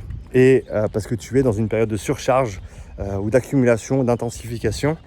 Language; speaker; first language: French; native; French